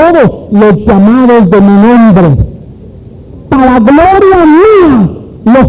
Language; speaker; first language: Spanish; native; Spanish